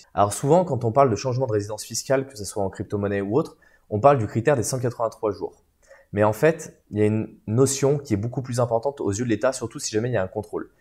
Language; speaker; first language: French; native; French